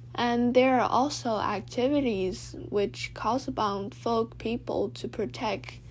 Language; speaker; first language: English; non-native, fluent; Chinese